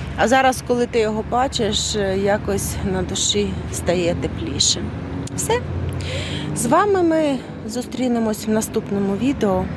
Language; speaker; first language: Ukrainian; non-native, local second language; Russian